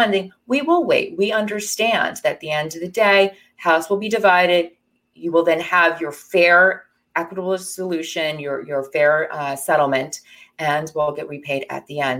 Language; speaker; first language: English; native; English